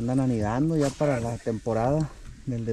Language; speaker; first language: Spanish; native; Spanish